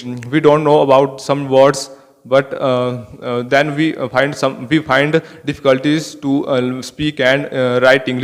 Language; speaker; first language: English; non-native, learner; Hindi